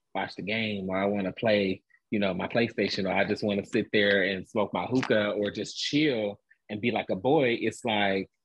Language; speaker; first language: English; native; English